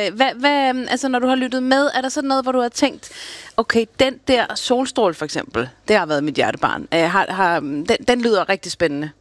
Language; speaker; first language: Danish; native; Danish